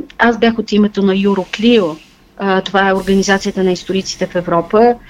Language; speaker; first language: Bulgarian; native; Bulgarian